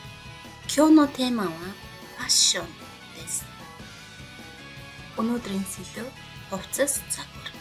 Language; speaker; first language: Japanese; non-native, fluent; Mongolian